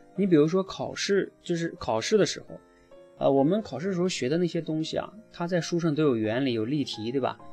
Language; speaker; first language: Chinese; native; Chinese